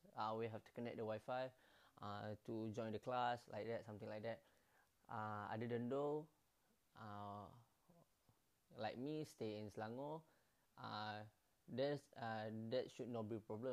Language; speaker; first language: English; non-native, learner; Malay